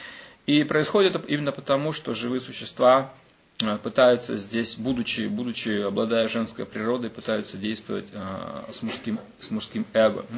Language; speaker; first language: Russian; native; Russian